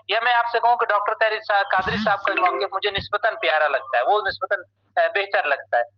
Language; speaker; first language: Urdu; non-native, local second language; Punjabi